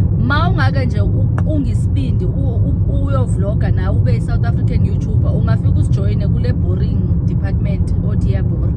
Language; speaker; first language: Zulu; non-native, local second language; Xhosa